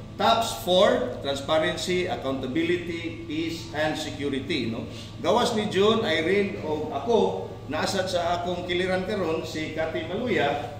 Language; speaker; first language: Cebuano; native; Cebuano